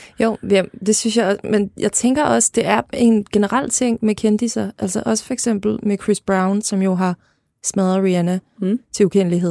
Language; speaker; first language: Danish; native; Danish